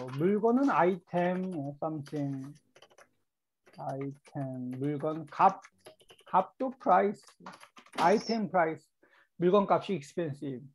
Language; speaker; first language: Korean; native; Korean